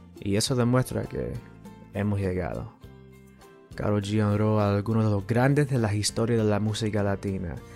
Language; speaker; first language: Spanish; early bilingual, heritage; Spanish